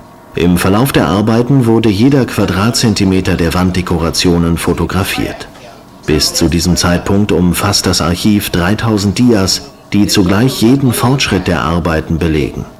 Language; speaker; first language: German; native; German